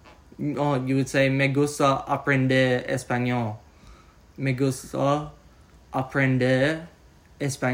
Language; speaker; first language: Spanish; non-native, learner; English